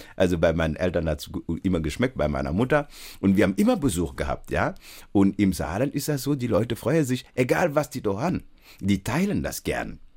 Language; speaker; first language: German; non-native, fluent; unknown